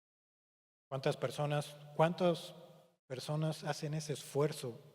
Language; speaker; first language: Spanish; native; Spanish